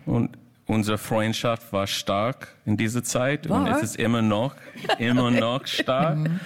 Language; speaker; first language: German; non-native, learner; English